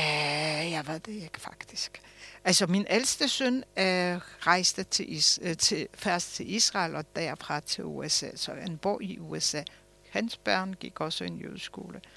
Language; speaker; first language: Danish; non-native, fluent; Polish